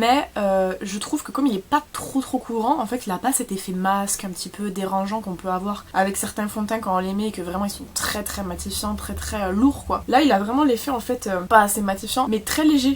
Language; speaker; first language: French; native; French